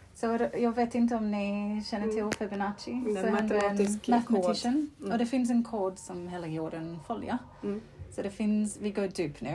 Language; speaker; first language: Swedish; non-native, fluent; English